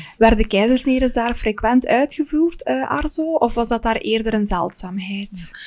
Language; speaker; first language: Dutch; native; Dutch